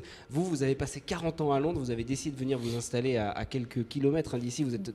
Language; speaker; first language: French; native; French